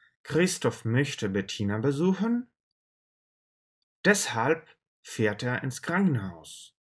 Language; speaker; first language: German; non-native, fluent; Russian